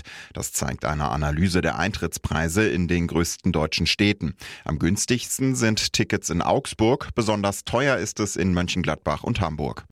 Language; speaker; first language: German; native; German